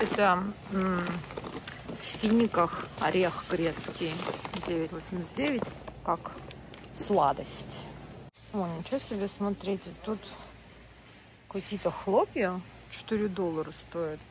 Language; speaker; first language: Russian; native; Russian